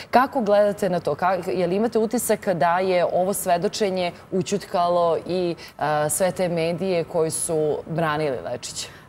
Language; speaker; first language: Bosnian; native; Bosnian